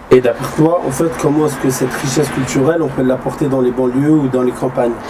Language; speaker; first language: French; early bilingual, other home language; Arabic